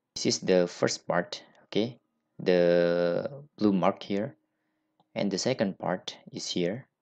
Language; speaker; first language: English; non-native, learner; Indonesian